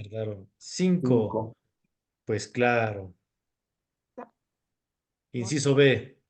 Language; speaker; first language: Spanish; native; Spanish